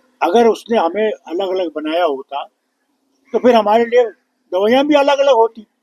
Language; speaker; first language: Urdu; non-native, local second language; Kashmiri